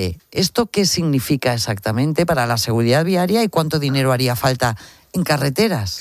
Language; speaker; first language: Spanish; native; Spanish